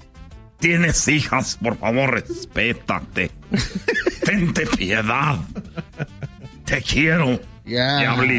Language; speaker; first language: Spanish; native; Spanish